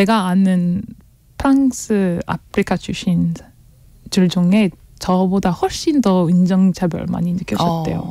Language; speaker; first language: Korean; non-native, learner; French